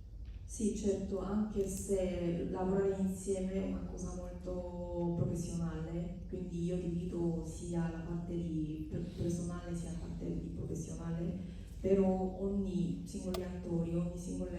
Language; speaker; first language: Italian; non-native, fluent; Korean